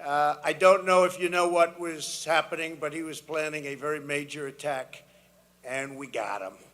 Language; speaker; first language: English; native; English